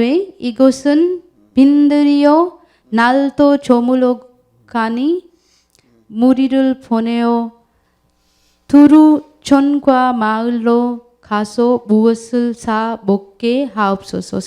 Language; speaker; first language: Korean; non-native, learner; Urdu